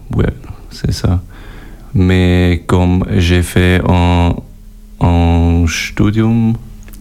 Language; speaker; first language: French; non-native, learner; German